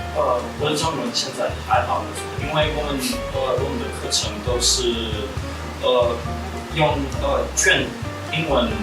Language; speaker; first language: Chinese; non-native, learner; Russian